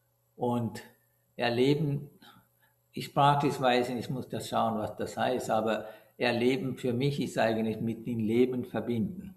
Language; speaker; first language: German; non-native, learner; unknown